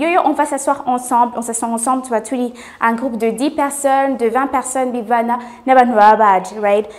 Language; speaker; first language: French; non-native, local second language; Rundi